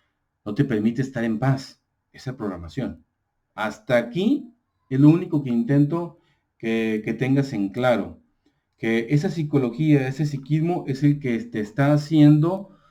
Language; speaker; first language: Spanish; native; Spanish